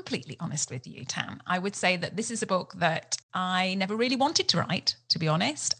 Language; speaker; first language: English; native; English